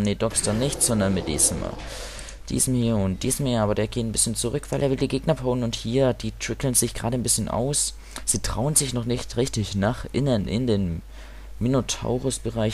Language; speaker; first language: German; native; German